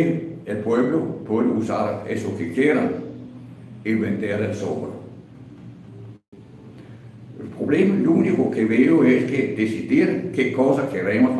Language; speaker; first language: Spanish; non-native, fluent; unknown